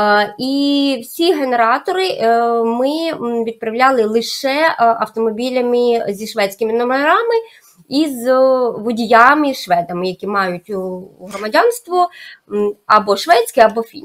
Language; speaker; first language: Ukrainian; native; Ukrainian